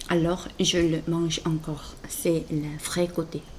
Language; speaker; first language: French; non-native, fluent; Korean